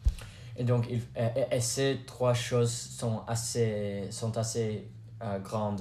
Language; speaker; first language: French; non-native, learner; English